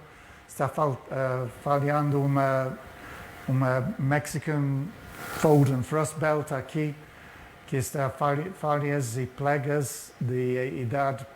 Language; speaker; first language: Portuguese; non-native, learner; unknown